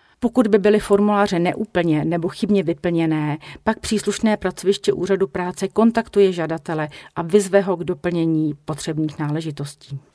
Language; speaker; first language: Czech; native; Czech